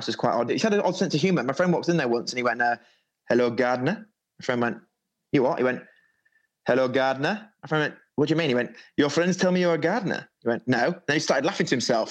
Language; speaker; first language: English; native; English